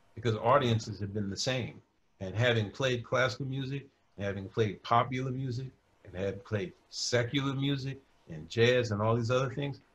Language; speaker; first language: English; native; English